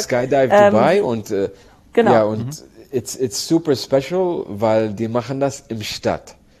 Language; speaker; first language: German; non-native, learner; Arabic